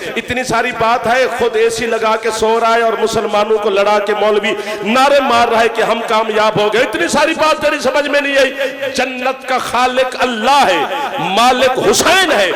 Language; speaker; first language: Urdu; non-native, local second language; Punjabi